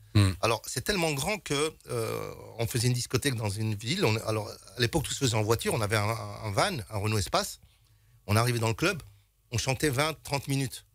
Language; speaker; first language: French; native; French